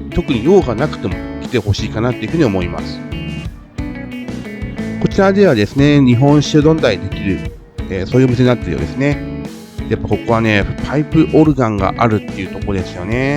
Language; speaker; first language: Japanese; native; Japanese